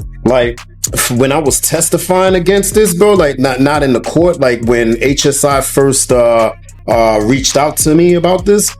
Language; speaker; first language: English; native; English